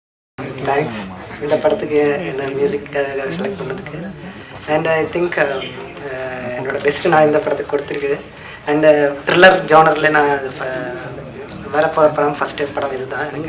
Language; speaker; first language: Tamil; non-native, learner; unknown